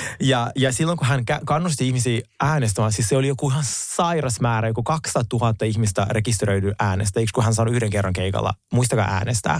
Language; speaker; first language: Finnish; non-native, fluent; Russian